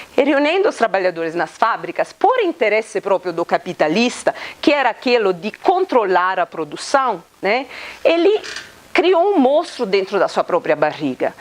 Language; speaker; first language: Portuguese; non-native, fluent; Italian